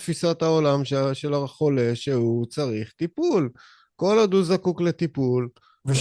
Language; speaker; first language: Hebrew; native; Hebrew